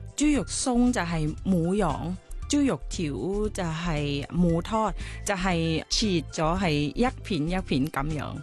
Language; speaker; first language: Cantonese; non-native, learner; Thai